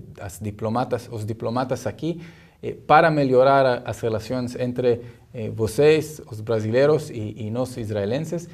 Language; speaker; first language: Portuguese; non-native, learner; Hebrew